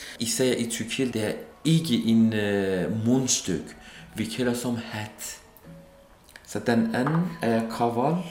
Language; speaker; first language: Danish; non-native, fluent; Kurdish